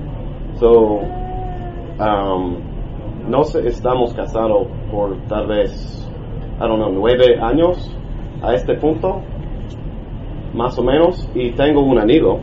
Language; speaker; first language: Spanish; non-native, learner; English